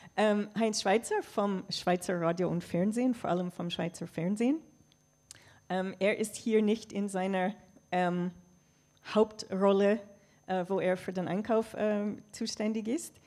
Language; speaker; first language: German; non-native, fluent; English